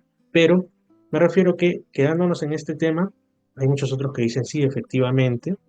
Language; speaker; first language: Spanish; native; Spanish